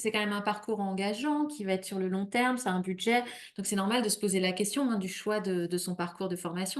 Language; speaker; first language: French; native; French